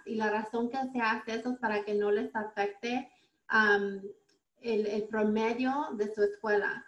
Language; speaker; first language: Spanish; early bilingual, heritage; Spanish